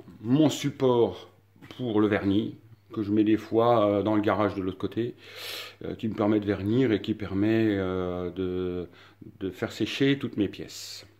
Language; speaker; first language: French; native; French